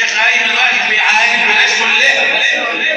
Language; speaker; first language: Arabic; native; Arabic